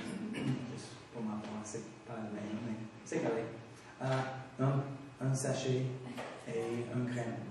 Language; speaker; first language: French; non-native, fluent; English